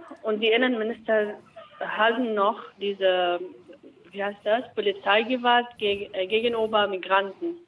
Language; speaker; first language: German; non-native, learner; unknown